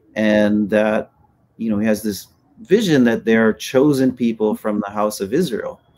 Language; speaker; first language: English; native; English